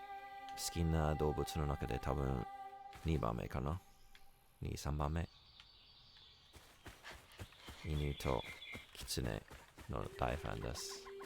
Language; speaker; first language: Japanese; non-native, learner; English